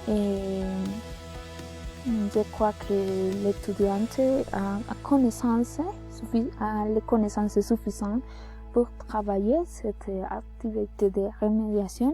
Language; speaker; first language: French; non-native, learner; Spanish